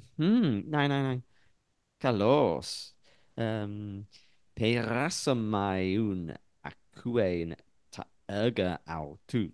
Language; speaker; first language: Greek; non-native, learner; English